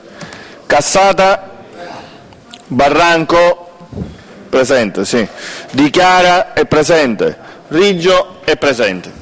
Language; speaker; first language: Italian; native; Italian